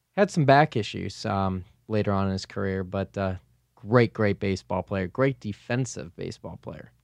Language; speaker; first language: English; native; English